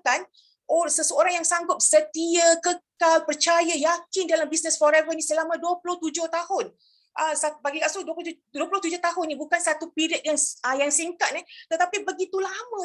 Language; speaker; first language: Malay; native; Malay